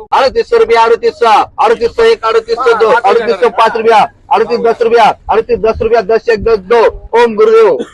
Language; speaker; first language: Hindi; non-native, local second language; Marathi